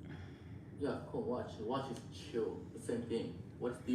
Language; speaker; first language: English; non-native, learner; Korean